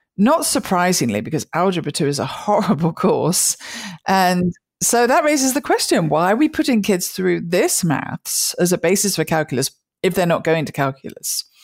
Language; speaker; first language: English; native; English